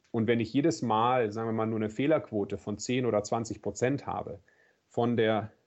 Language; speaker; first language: German; native; German